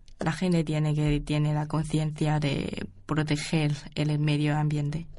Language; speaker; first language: Spanish; non-native, learner; Chinese